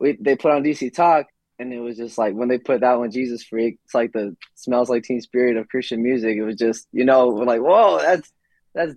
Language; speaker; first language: English; native; English